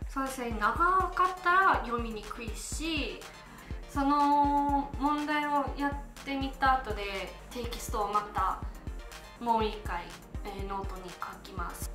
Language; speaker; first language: Japanese; non-native, learner; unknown